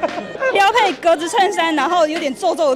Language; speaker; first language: Chinese; native; Chinese